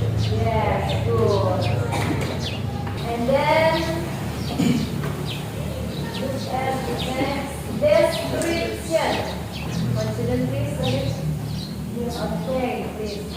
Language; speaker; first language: English; non-native, local second language; Indonesian